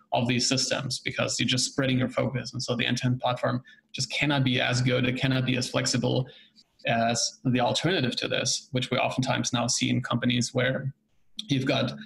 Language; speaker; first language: English; non-native, fluent; German